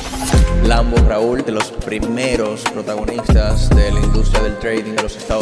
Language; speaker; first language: Spanish; native; Spanish